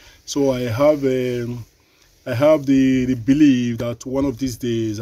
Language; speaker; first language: English; non-native, learner; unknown